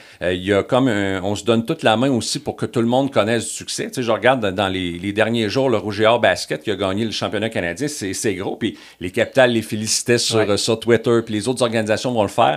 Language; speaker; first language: French; native; French